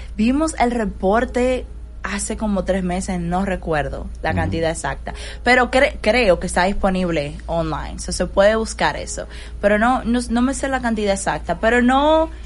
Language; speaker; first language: Spanish; native; Spanish